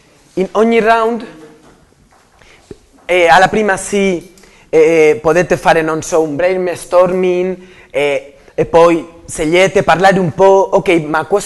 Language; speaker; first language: Italian; non-native, learner; Spanish